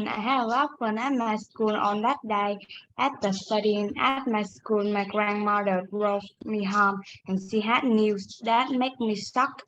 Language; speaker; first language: English; non-native, learner; Vietnamese